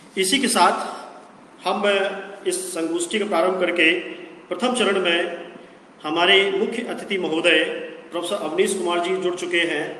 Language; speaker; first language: Hindi; native; Hindi